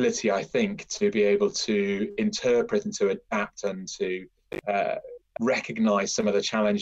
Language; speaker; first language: English; native; English